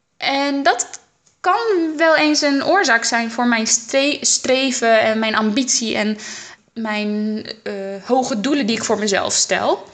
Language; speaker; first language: Dutch; early bilingual, other home language; Arabic